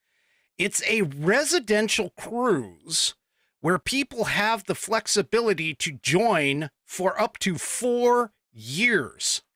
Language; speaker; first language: English; native; English